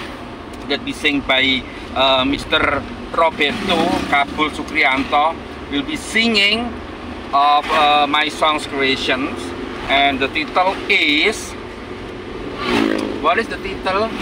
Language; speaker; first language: English; non-native, learner; Indonesian